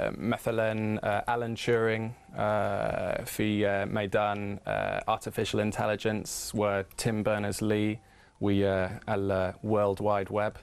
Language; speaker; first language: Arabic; non-native, fluent; English